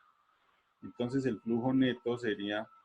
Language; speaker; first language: Spanish; native; Spanish